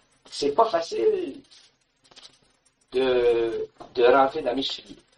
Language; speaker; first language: French; native; French